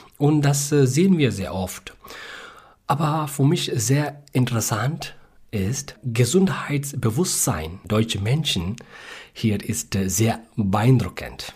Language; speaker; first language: German; non-native, learner; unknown